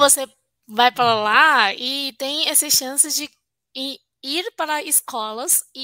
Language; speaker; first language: Portuguese; non-native, fluent; Chinese